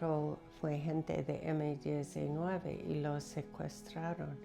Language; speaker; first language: Spanish; non-native, fluent; English